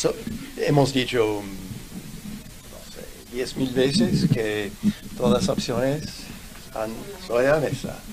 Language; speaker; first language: Spanish; non-native, fluent; English